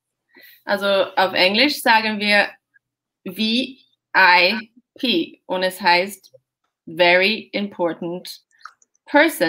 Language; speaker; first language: German; non-native, fluent; English